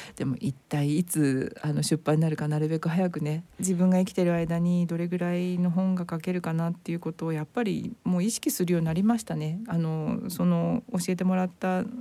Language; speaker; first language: Japanese; native; Japanese